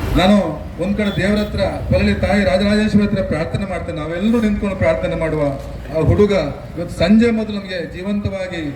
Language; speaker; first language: Kannada; native; Kannada